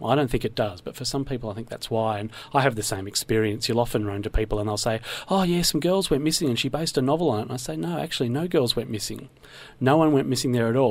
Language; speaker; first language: English; native; English